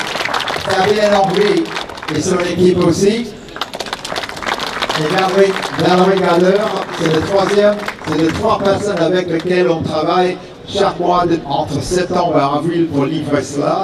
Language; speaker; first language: French; non-native, fluent; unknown